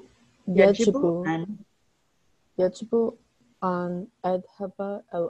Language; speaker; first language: Arabic; non-native, learner; English